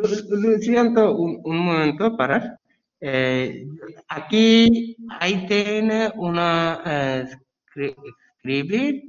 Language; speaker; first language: Spanish; non-native, learner; Bangla